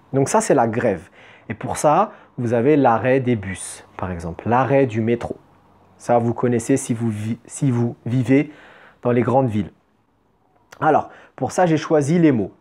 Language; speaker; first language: French; native; French